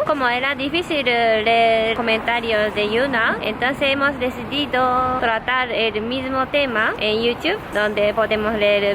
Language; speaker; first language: Spanish; non-native, fluent; Japanese